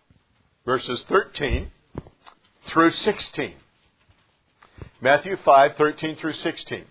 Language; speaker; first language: English; native; English